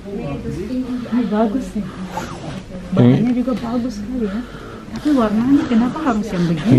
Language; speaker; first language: Indonesian; native; Indonesian